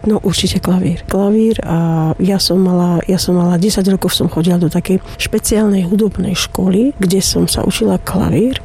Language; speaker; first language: Slovak; non-native, fluent; Armenian